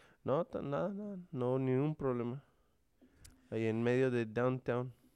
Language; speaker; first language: Spanish; early bilingual, heritage; Spanish